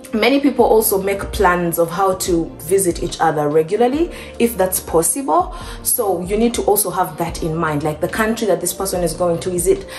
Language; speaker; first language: English; non-native, local second language; Ganda